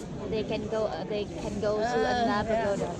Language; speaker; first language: English; non-native, learner; Vietnamese